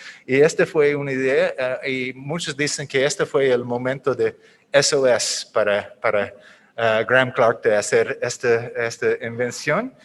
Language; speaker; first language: Spanish; non-native, fluent; English